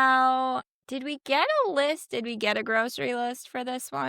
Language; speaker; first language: English; native; English